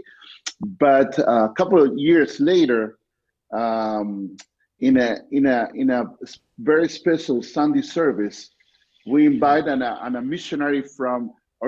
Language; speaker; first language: English; non-native, fluent; Spanish